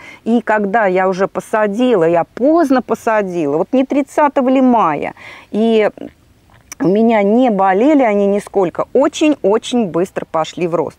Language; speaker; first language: Russian; native; Russian